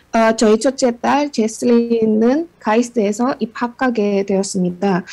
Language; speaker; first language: Korean; non-native, fluent; Indonesian